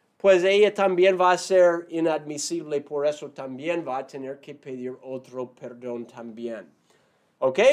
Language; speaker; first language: Spanish; non-native, fluent; English